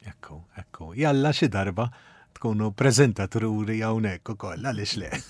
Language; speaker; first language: Maltese; native; Maltese